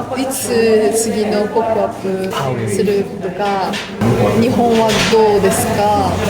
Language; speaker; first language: Japanese; non-native, learner; French